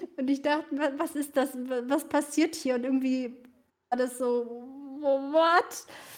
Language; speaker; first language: German; early bilingual, other home language; Russian